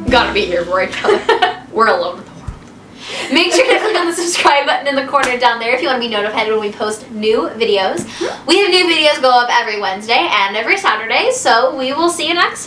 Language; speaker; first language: English; native; English